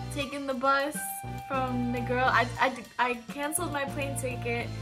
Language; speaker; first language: English; early bilingual, other home language; Japanese